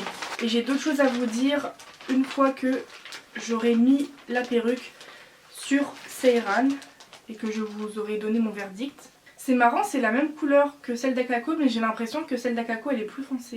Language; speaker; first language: French; native; French